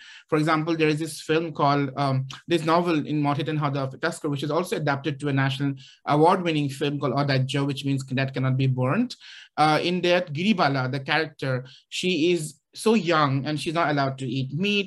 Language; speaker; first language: English; non-native, local second language; Assamese